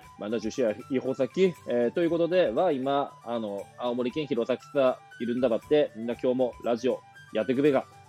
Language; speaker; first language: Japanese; native; Japanese